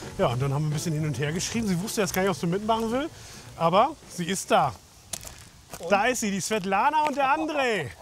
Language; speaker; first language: German; native; German